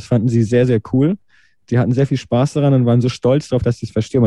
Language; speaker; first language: German; native; German